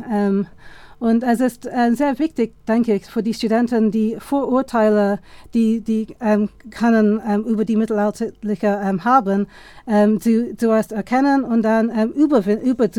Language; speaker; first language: German; non-native, fluent; English